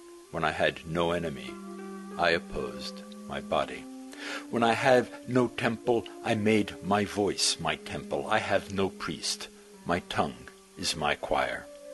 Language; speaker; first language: English; native; English